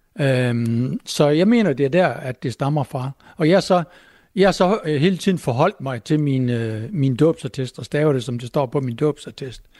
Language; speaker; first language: Danish; native; Danish